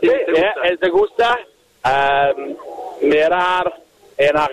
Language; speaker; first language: Spanish; non-native, learner; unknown